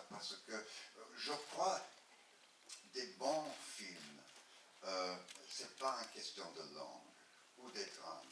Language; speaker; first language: French; non-native, learner; English